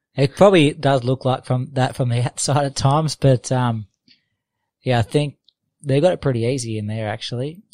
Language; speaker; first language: English; native; English